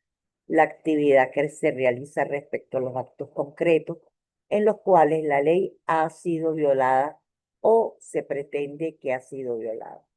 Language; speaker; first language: Spanish; native; Spanish